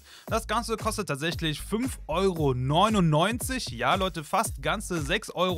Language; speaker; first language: German; native; German